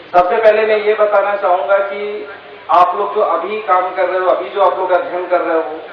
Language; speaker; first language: Hindi; non-native, local second language; Marathi